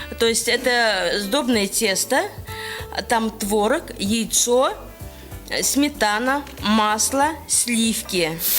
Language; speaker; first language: Russian; non-native, local second language; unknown